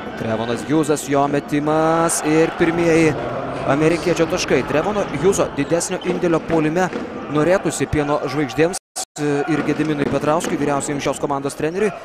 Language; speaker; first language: Lithuanian; native; Lithuanian